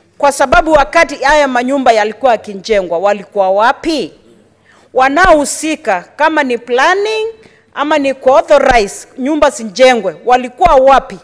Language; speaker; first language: Swahili; non-native, local second language; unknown